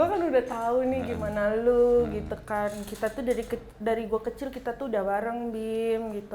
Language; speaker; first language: Indonesian; native; Indonesian